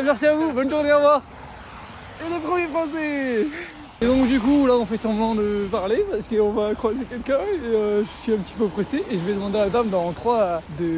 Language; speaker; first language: French; native; French